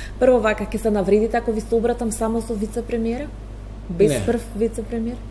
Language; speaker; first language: Macedonian; native; Macedonian